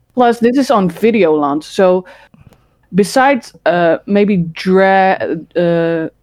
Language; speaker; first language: English; early bilingual, other home language; Dutch